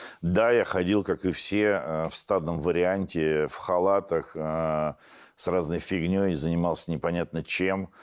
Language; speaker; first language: Russian; native; Russian